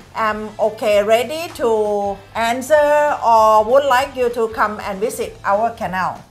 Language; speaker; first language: English; non-native, learner; Thai